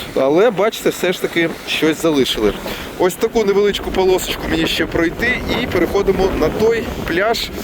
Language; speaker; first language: Ukrainian; non-native, local second language; Russian